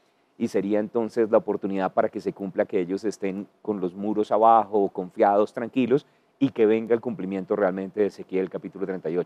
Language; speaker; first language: Spanish; native; Spanish